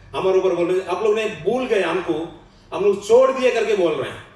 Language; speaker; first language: Hindi; non-native, local second language; Telugu